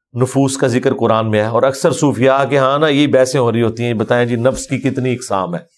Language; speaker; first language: Urdu; non-native, local second language; Punjabi